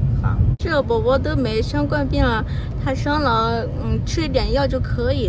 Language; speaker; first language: Chinese; non-native, fluent; Lao